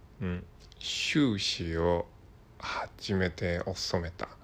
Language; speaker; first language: Japanese; non-native, learner; Cantonese